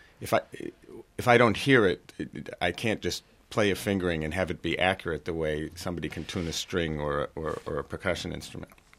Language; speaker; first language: English; native; English